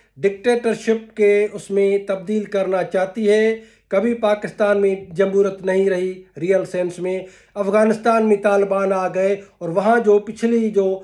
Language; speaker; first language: Urdu; non-native, local second language; Sindhi